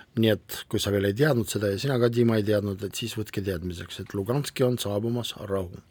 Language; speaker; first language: Estonian; non-native, local second language; Russian